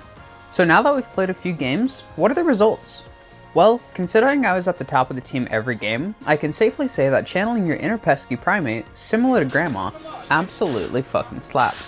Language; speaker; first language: English; native; English